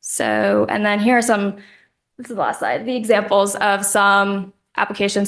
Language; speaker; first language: English; native; English